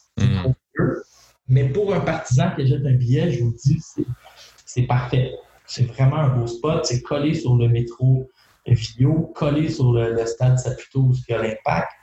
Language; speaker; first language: French; native; French